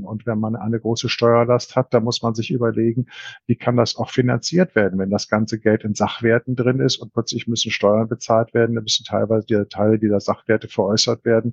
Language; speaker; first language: German; native; German